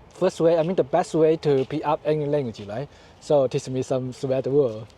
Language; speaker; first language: English; non-native, learner; Chinese